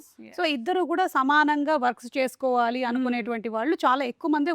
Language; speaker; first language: Telugu; native; Telugu